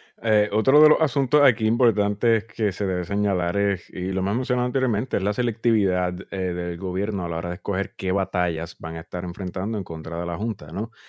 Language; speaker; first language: Spanish; native; Spanish